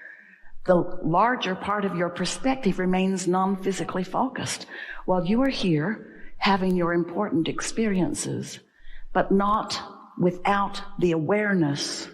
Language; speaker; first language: English; native; English